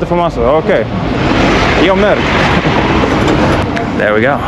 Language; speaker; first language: Romanian; non-native, learner; English